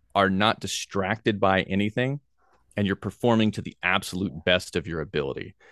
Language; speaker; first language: English; native; English